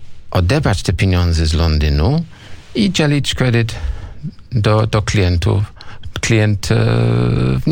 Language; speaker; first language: Polish; non-native, learner; English